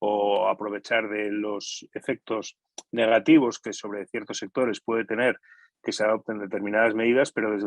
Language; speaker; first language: Spanish; native; Spanish